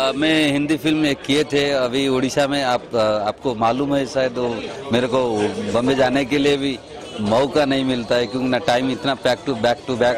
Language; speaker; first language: Hindi; non-native, local second language; Odia